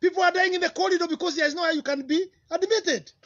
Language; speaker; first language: English; non-native, local second language; Kikuyu